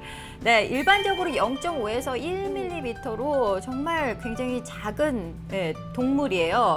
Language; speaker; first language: Korean; native; Korean